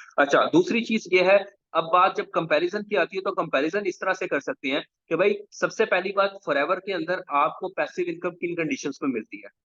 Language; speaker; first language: Urdu; non-native, local second language; Punjabi